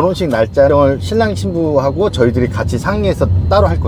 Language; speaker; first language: Korean; native; Korean